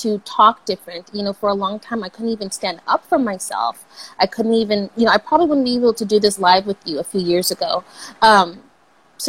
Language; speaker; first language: English; native; English